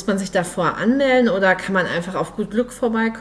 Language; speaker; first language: German; native; German